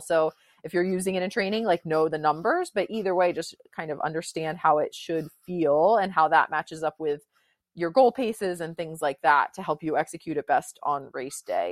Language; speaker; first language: English; native; English